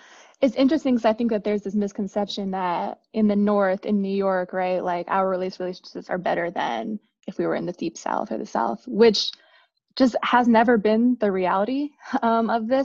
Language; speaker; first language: English; native; English